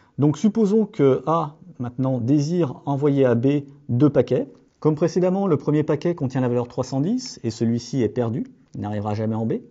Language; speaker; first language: French; native; French